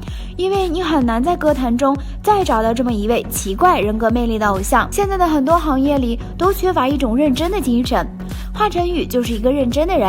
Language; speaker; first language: Chinese; native; Chinese